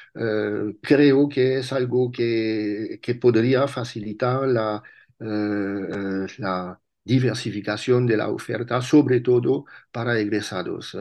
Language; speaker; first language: Spanish; non-native, fluent; French